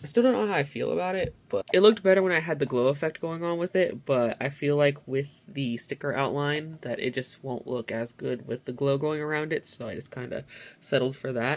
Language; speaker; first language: English; native; English